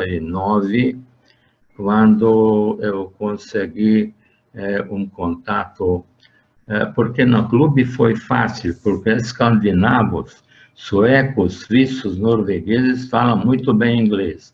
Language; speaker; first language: Portuguese; non-native, fluent; Hungarian